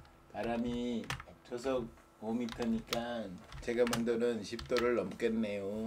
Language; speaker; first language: Korean; native; Korean